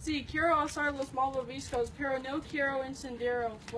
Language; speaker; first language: Spanish; non-native, learner; English